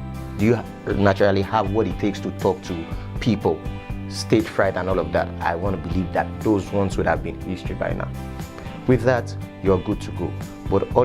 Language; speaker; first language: English; non-native, local second language; Yoruba